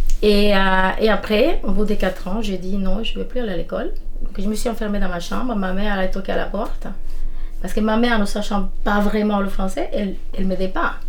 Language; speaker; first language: French; non-native, fluent; Spanish